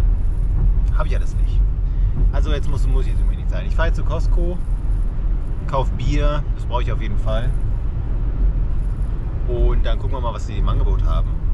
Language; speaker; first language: German; native; German